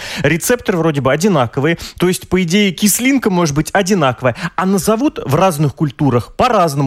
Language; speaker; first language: Russian; native; Russian